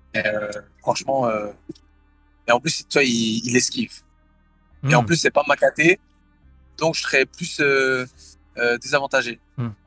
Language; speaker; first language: French; early bilingual, other home language; Thai